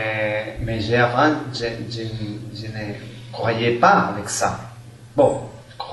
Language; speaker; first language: French; non-native, fluent; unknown